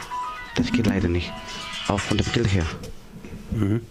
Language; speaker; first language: German; non-native, learner; Greek